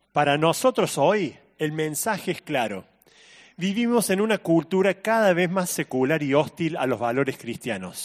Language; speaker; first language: Spanish; native; Spanish